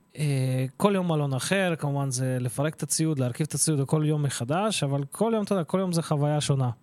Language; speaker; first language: Hebrew; early bilingual, other home language; Russian